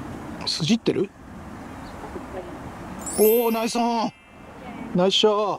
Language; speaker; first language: Japanese; native; Japanese